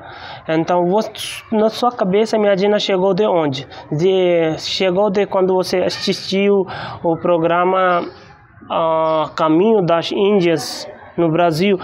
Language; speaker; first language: Portuguese; non-native, learner; Hindi